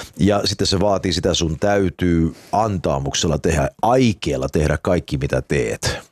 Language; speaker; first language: Finnish; early bilingual, heritage; Finnish